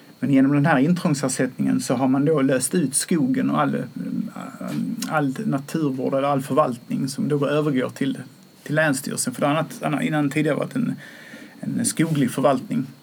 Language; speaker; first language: Swedish; native; Swedish